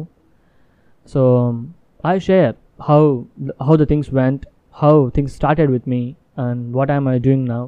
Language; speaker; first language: English; non-native, local second language; Telugu